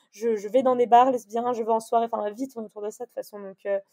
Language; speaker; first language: French; native; French